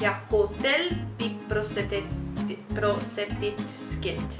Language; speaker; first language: Russian; non-native, learner; Italian